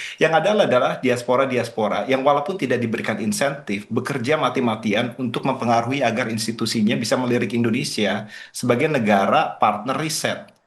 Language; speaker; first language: Indonesian; native; Indonesian